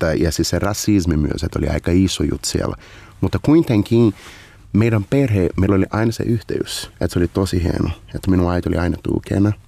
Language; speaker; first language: Finnish; non-native, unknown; Portuguese